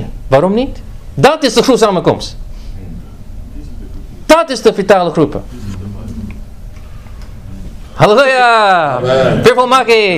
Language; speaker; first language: Dutch; non-native, fluent; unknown